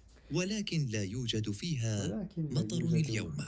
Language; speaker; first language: Arabic; non-native, learner; English